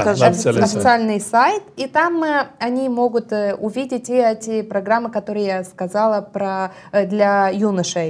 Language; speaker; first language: Russian; non-native, local second language; Romanian